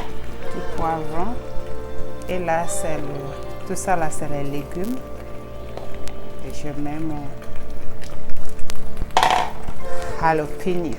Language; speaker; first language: French; non-native, local second language; Ewe